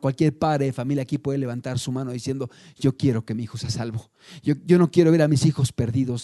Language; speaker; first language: Spanish; native; Spanish